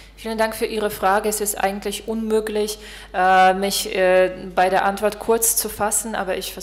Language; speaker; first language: German; non-native, fluent; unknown